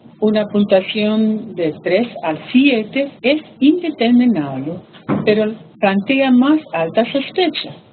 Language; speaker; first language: Spanish; early bilingual, heritage; Spanish